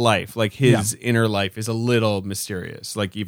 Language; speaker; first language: English; native; English